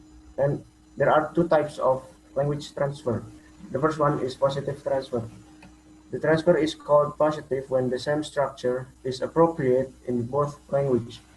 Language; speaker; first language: English; non-native, learner; Indonesian